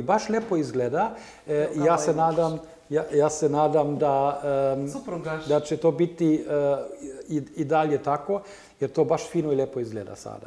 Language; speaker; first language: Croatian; non-native, learner; German